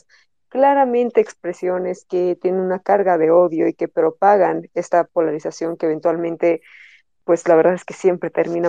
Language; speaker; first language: Spanish; native; Spanish